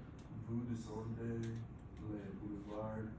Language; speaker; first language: French; non-native, learner; English